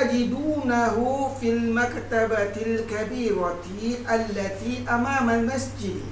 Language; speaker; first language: Arabic; non-native, learner; Malay